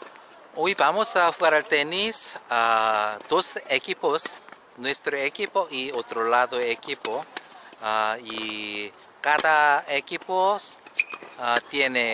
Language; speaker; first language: Spanish; non-native, learner; Korean